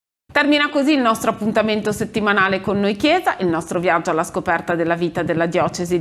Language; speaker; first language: Italian; native; Italian